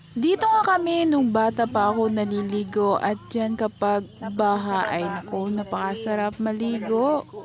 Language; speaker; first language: Filipino; non-native, local second language; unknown